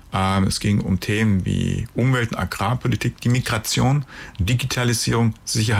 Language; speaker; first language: German; native; German